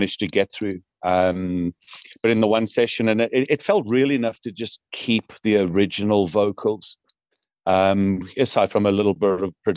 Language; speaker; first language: English; native; English